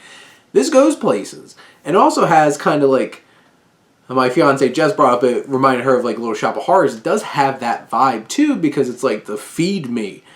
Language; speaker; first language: English; native; English